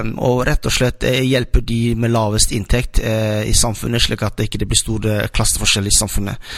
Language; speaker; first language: Norwegian; non-native, fluent; Somali